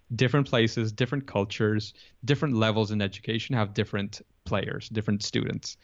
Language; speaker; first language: English; non-native, fluent; Spanish